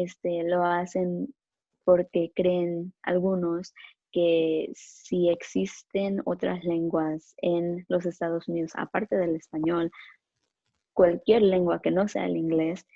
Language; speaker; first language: Spanish; early bilingual, other home language; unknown